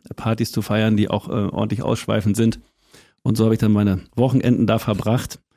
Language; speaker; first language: German; native; German